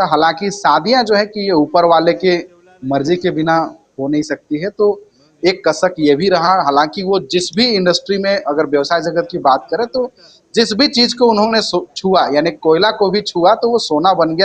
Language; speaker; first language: Hindi; native; Hindi